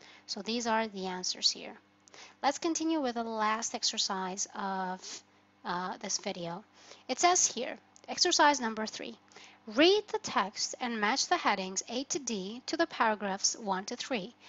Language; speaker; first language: English; non-native, fluent; Albanian